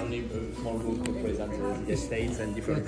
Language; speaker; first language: English; non-native, fluent; French